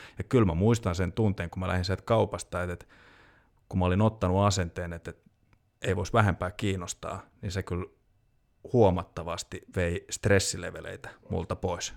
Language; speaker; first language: Finnish; native; Finnish